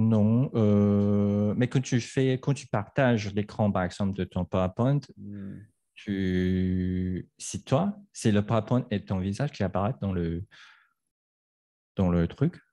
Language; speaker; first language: French; native; French